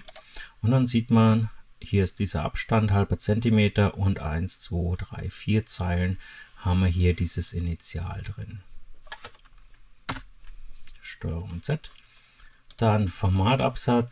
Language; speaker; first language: German; native; German